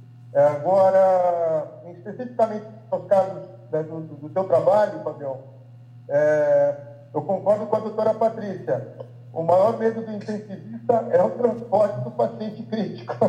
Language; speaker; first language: Portuguese; native; Portuguese